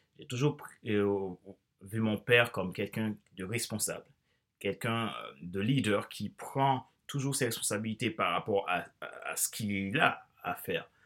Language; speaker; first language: French; non-native, local second language; Haitian Creole